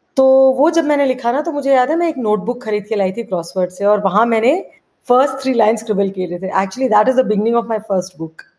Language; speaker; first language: Hindi; non-native, local second language; Marwari